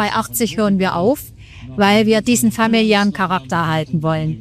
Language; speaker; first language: German; native; German